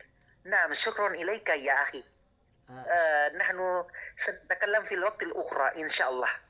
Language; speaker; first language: Arabic; non-native, learner; Indonesian